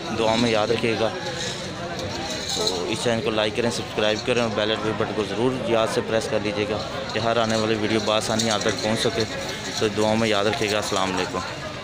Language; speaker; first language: Urdu; non-native, local second language; Punjabi